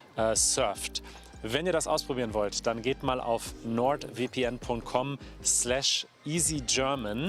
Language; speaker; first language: German; native; German